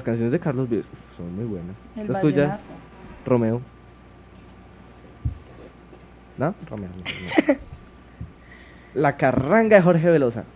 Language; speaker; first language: Spanish; native; Spanish